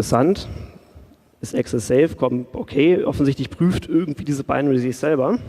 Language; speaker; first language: German; native; German